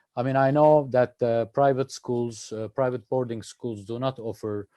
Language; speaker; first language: English; non-native, fluent; Turkish